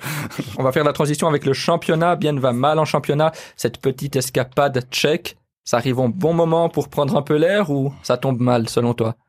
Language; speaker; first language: French; native; French